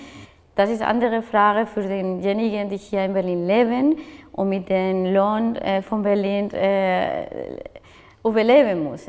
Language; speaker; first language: German; non-native, fluent; Spanish